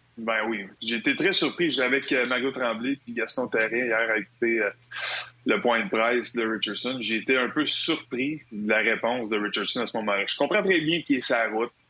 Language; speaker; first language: French; native; French